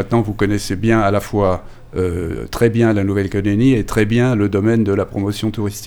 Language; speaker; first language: French; native; French